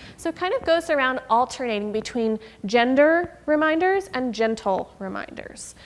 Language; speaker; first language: English; native; English